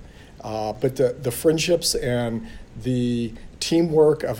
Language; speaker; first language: English; native; English